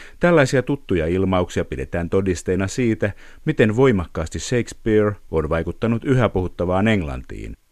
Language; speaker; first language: Finnish; native; Finnish